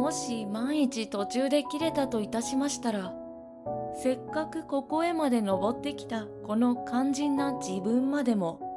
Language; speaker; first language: Japanese; native; Japanese